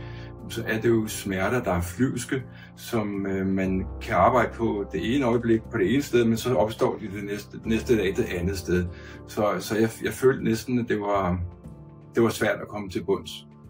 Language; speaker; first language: Danish; native; Danish